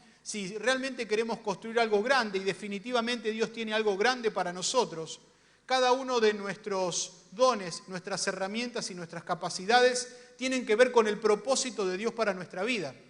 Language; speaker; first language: Spanish; native; Spanish